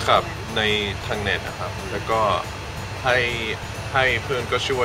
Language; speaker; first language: Thai; non-native, fluent; Dutch